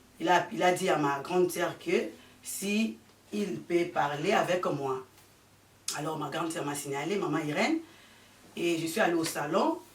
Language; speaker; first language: French; early bilingual, heritage; French